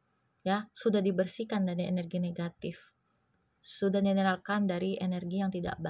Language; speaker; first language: Indonesian; native; Indonesian